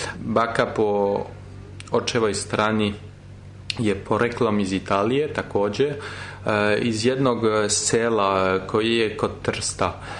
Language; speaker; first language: Serbian; non-native, fluent; French